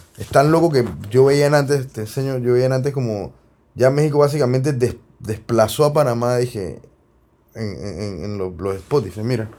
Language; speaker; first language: Spanish; native; Spanish